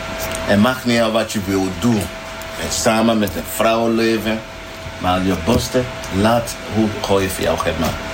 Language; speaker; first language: Dutch; non-native, learner; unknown